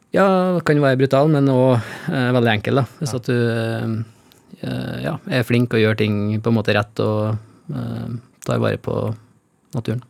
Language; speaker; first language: Norwegian; native; Norwegian